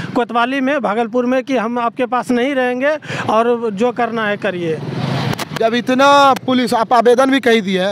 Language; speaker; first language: Hindi; native; Hindi